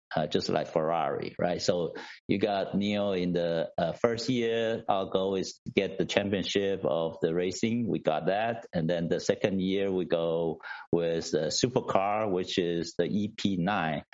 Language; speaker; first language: English; non-native, fluent; Chinese